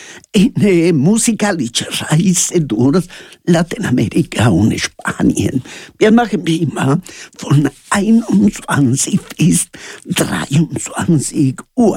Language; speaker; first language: German; non-native, learner; Spanish